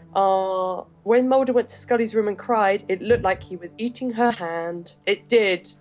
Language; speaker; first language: English; native; English